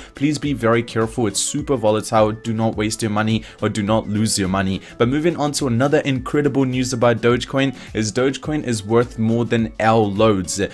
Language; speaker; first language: English; native; English